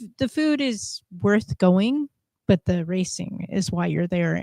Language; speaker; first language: English; native; English